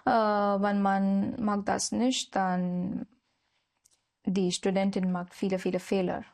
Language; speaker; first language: German; non-native, learner; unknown